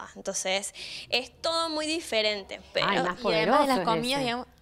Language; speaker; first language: Spanish; native; Spanish